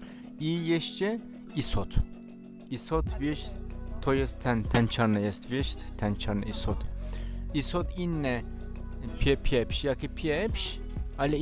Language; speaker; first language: Polish; non-native, learner; Turkish